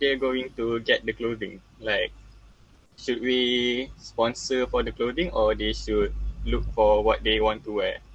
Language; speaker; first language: English; non-native, local second language; Malay